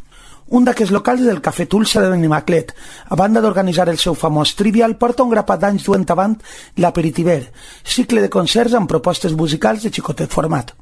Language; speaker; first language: Catalan; native; Catalan